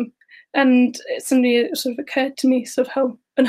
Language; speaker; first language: English; native; English